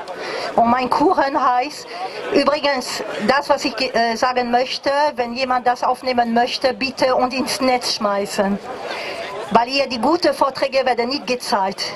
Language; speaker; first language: German; non-native, fluent; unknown